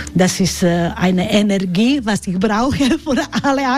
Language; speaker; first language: German; non-native, learner; Croatian